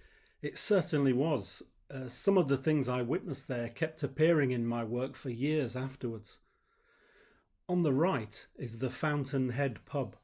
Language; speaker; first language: English; native; English